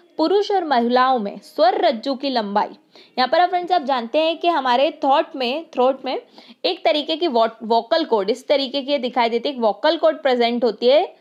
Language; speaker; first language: Hindi; native; Hindi